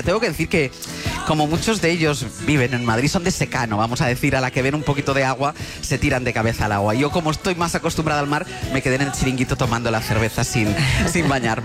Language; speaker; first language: Spanish; native; Spanish